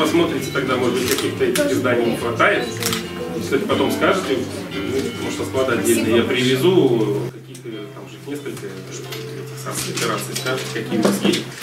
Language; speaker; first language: Russian; native; Russian